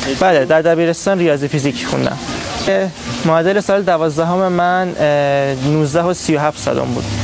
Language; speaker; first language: Persian; non-native, local second language; Azerbaijani